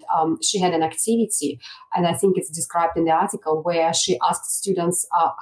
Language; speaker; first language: English; non-native, fluent; Russian